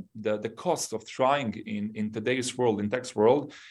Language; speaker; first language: English; non-native, fluent; Bosnian